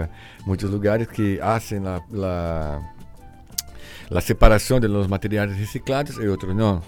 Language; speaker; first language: Spanish; non-native, learner; Portuguese